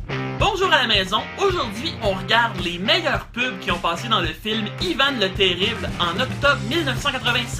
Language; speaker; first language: French; native; French